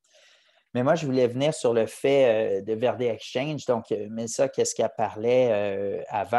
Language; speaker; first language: French; native; French